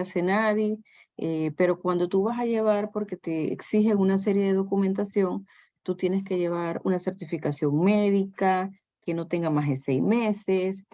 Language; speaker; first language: Spanish; native; Spanish